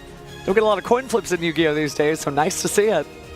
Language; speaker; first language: English; native; English